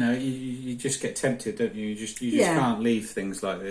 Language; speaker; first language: English; native; English